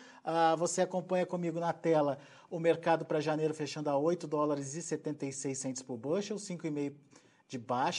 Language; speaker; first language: Portuguese; native; Portuguese